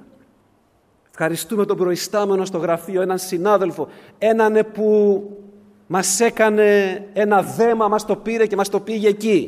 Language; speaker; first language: Greek; native; Greek